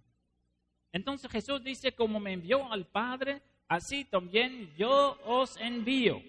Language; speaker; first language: Spanish; non-native, fluent; Dutch